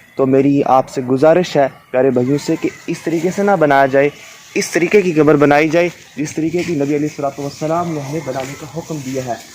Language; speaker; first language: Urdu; non-native, local second language; Kashmiri